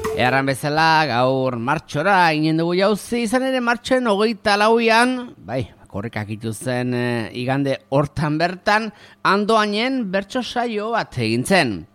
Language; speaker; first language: Basque; native; Basque